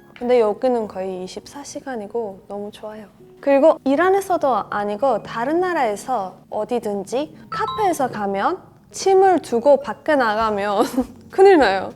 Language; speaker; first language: Korean; non-native, learner; Persian